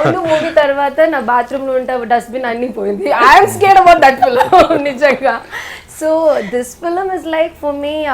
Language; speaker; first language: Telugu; non-native, learner; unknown